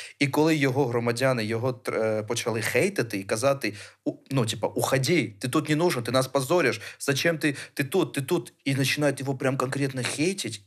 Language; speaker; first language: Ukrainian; early bilingual, other home language; Armenian